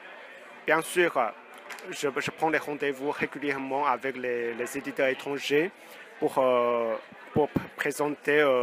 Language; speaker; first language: French; non-native, fluent; Chinese